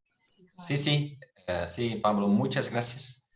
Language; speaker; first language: Spanish; non-native, fluent; Portuguese